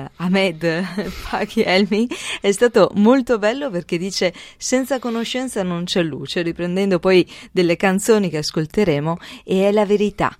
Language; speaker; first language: Italian; native; Italian